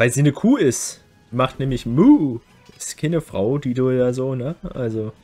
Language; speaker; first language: German; native; German